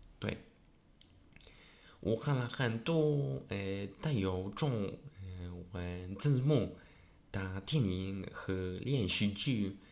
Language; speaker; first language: Chinese; non-native, learner; Polish